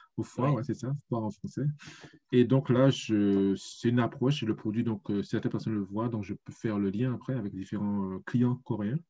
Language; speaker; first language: French; native; French